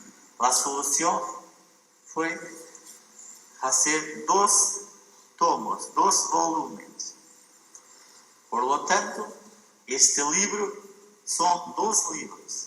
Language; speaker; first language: Portuguese; non-native, fluent; Spanish